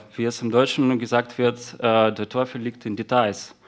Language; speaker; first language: German; non-native, fluent; Russian